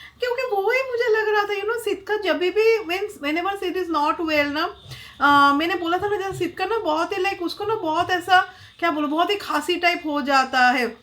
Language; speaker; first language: Hindi; non-native, local second language; Bangla